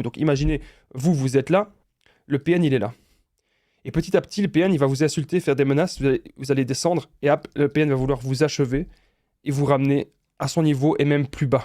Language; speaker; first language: French; native; French